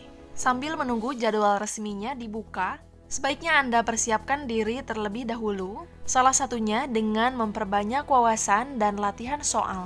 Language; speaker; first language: Indonesian; native; Indonesian